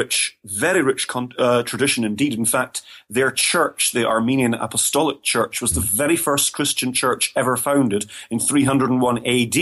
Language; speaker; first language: English; native; English